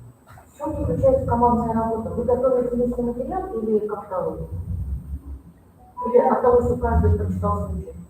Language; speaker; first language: Russian; non-native, local second language; Kazakh